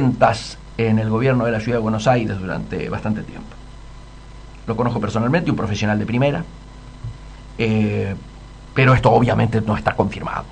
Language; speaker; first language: Spanish; native; Spanish